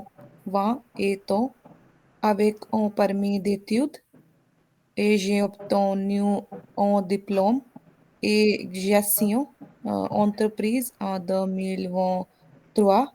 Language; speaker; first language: French; non-native, learner; Hindi